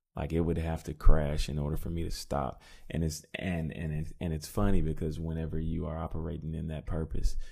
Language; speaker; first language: English; native; English